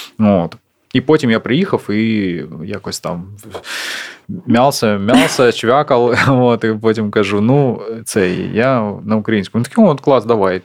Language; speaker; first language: Ukrainian; non-native, local second language; Russian